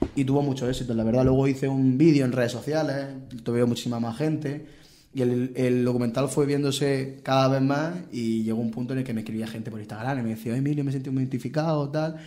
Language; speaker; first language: Spanish; native; Spanish